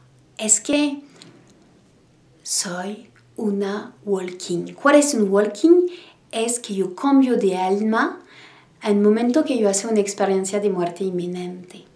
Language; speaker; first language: Spanish; non-native, learner; French